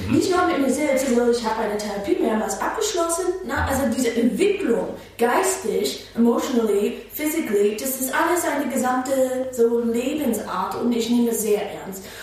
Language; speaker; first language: German; non-native, fluent; English